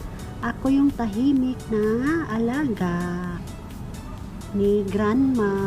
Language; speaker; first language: Filipino; non-native, local second language; Cebuano